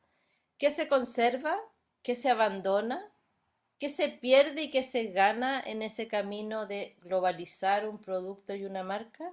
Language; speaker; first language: Spanish; native; Spanish